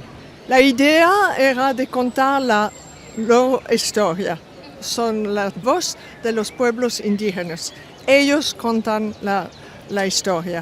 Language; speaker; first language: Spanish; non-native, fluent; French